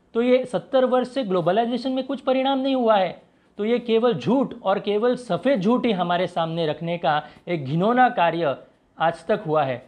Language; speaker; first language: Hindi; non-native, local second language; Marathi